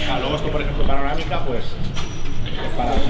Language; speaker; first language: Spanish; native; Spanish